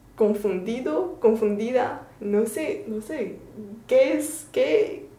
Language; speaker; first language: Spanish; non-native, learner; Chinese